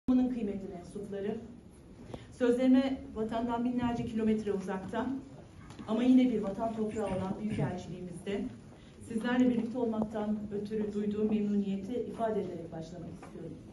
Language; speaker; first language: Turkish; native; Turkish